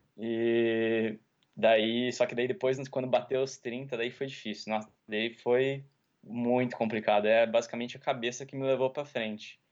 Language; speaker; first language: Portuguese; native; Portuguese